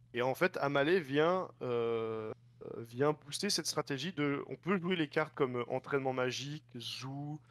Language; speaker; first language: French; native; French